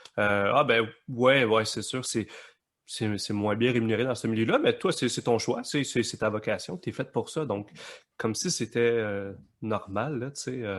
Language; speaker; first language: French; native; French